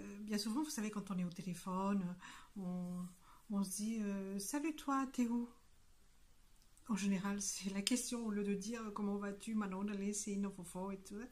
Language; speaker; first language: French; non-native, local second language; Malagasy